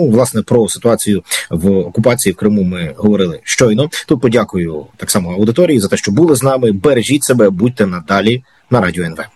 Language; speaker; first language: Ukrainian; native; Ukrainian